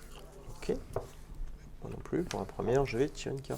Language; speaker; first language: French; native; French